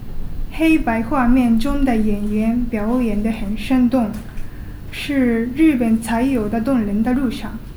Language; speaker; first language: Chinese; non-native, learner; Japanese